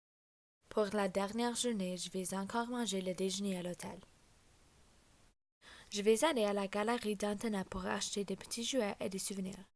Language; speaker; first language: French; non-native, learner; English